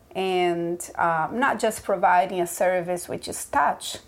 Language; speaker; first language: English; early bilingual, other home language; Portuguese